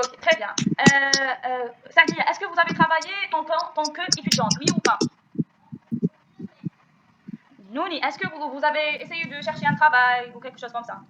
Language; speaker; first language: French; non-native, local second language; Arabic